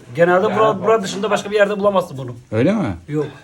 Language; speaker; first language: Turkish; native; Turkish